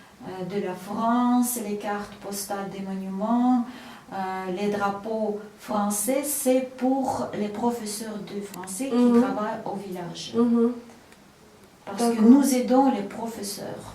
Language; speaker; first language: French; non-native, fluent; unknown